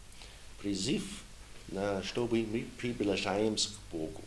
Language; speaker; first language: Russian; non-native, learner; English